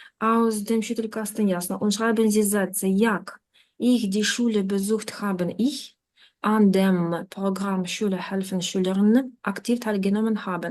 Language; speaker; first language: German; non-native, fluent; Ukrainian